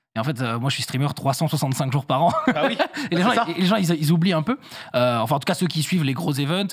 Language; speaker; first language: French; native; French